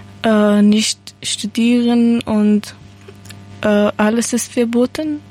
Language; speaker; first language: German; non-native, learner; Persian